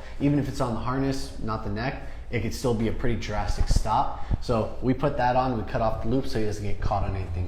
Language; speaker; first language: English; native; English